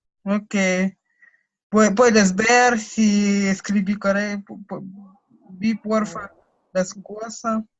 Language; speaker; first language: Spanish; non-native, learner; Russian